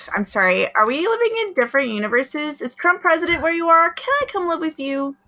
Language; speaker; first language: English; native; English